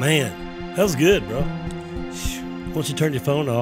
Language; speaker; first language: English; native; English